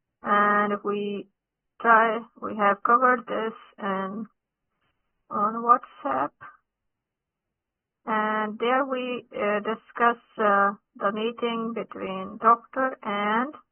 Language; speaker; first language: English; non-native, local second language; Urdu